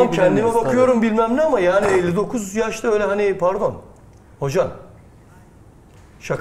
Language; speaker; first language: Turkish; native; Turkish